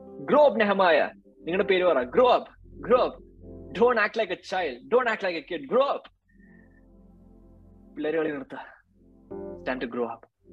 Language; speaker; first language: English; non-native, local second language; Malayalam